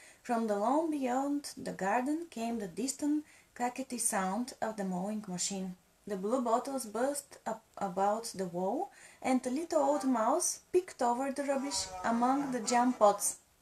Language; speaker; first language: English; non-native, fluent; Bulgarian